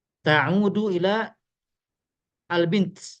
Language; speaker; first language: Arabic; non-native, fluent; Indonesian